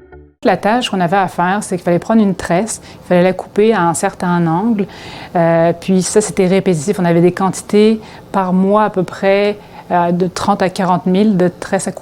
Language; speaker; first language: French; native; French